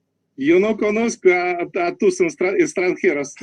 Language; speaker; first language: Spanish; non-native, learner; Russian